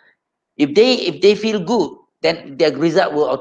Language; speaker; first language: English; non-native, local second language; Tamil